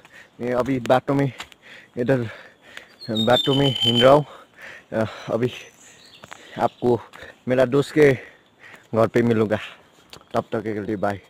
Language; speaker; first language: Hindi; non-native, learner; Nepali